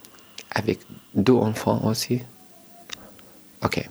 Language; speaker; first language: French; non-native, learner; Arabic